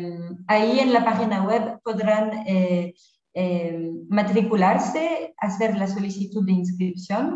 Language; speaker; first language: Spanish; non-native, fluent; French